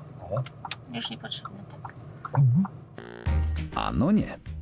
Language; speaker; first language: Polish; native; Polish